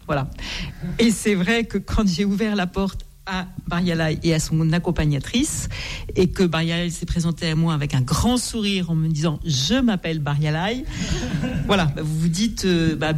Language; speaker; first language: French; native; French